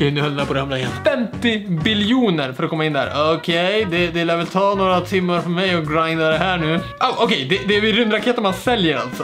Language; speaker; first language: Swedish; native; Swedish